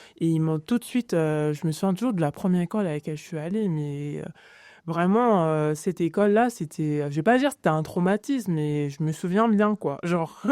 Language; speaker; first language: French; early bilingual, other home language; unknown